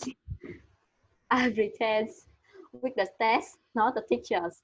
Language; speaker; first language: English; non-native, learner; Vietnamese